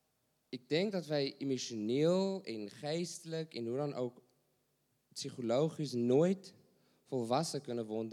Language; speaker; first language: Dutch; non-native, learner; English